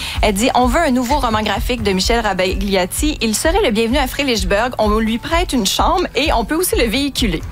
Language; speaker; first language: French; native; French